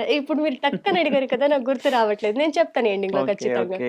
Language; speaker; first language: Telugu; non-native, local second language; Kannada